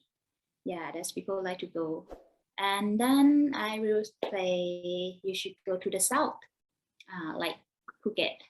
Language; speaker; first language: English; non-native, learner; Thai